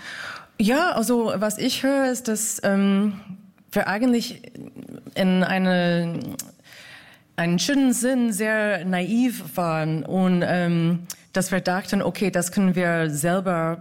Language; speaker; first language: German; non-native, fluent; English